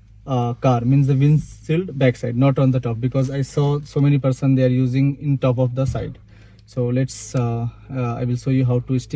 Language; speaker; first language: English; non-native, local second language; Hindi